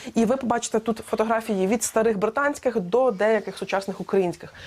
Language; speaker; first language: Ukrainian; native; Ukrainian